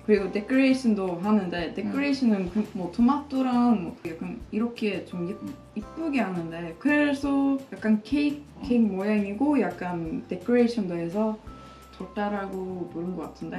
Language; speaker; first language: Korean; non-native, fluent; Swedish